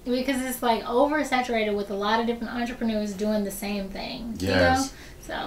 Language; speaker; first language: English; native; English